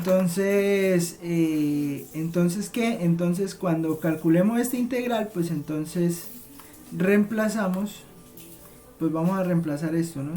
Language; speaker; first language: Spanish; native; Spanish